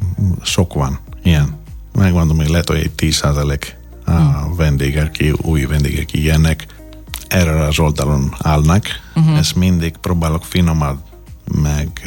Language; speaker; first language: Hungarian; non-native, fluent; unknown